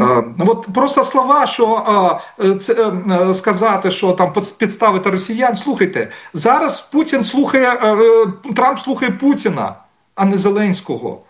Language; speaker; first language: Ukrainian; native; Ukrainian